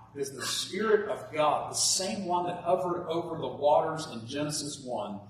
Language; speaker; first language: English; native; English